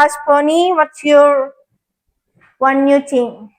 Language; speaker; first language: English; non-native, learner; Indonesian